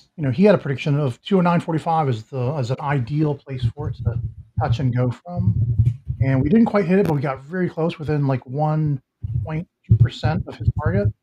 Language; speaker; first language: English; native; English